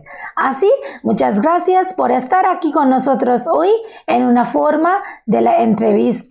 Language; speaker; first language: Spanish; non-native, learner; Bangla